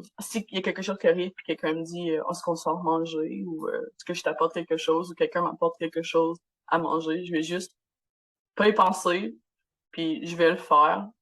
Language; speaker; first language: French; non-native, local second language; English